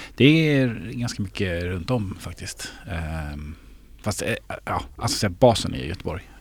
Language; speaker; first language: Swedish; native; Swedish